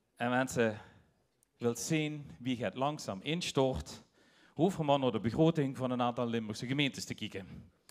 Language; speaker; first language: Dutch; native; Dutch